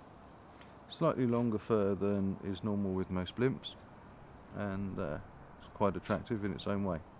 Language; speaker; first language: English; native; English